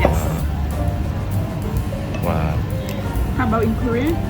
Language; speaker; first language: English; non-native, learner; Thai